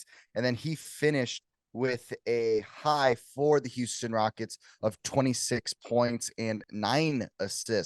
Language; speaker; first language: English; native; English